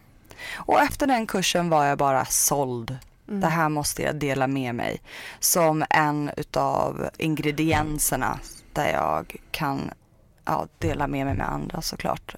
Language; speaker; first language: Swedish; early bilingual, other home language; Persian